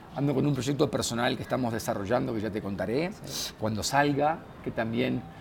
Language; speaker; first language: Spanish; native; Spanish